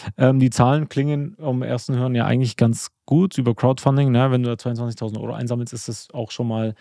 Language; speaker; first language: German; early bilingual, other home language; Albanian